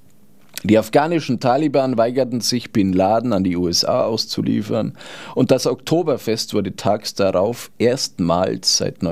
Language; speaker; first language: German; native; German